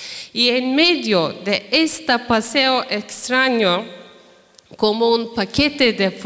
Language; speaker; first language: Spanish; non-native, fluent; Turkish